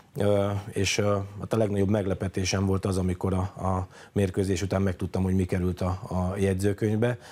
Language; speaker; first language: Hungarian; native; Hungarian